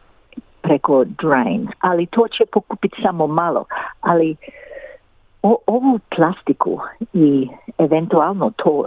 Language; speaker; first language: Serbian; early bilingual, heritage; English